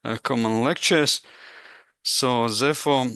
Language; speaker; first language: English; non-native, fluent; Latvian